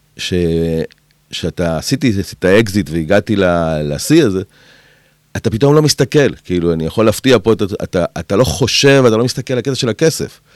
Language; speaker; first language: Hebrew; early bilingual, other home language; Spanish